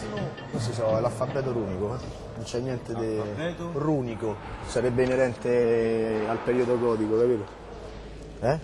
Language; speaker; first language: Italian; native; Italian